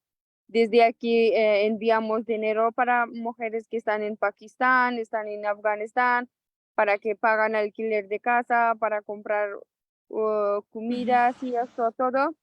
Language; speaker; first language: Spanish; non-native, local second language; Persian